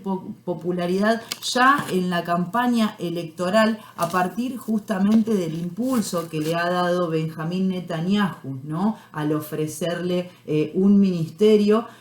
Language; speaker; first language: Spanish; native; Spanish